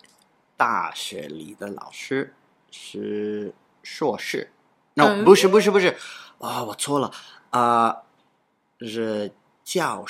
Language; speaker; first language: Chinese; non-native, learner; English